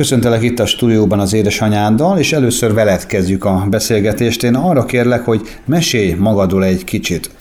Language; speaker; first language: Hungarian; native; Hungarian